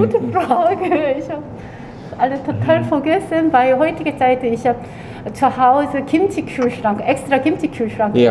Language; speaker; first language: German; non-native, learner; Korean